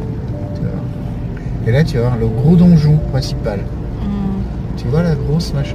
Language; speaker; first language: French; native; French